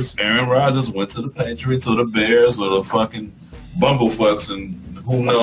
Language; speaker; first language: English; native; English